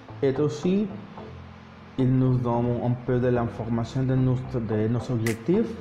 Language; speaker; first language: French; non-native, learner; Spanish